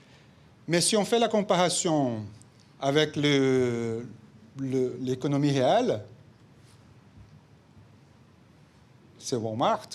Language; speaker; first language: French; non-native, fluent; Portuguese